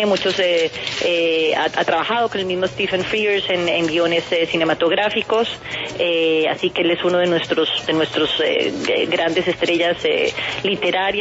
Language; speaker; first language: Spanish; native; Spanish